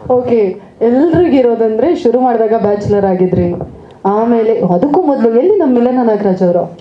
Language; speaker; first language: Kannada; native; Kannada